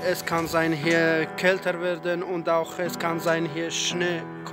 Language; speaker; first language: German; non-native, learner; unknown